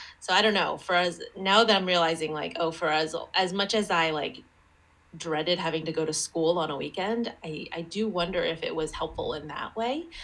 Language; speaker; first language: English; early bilingual, other home language; Chinese